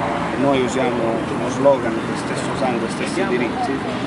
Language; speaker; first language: Italian; native; Italian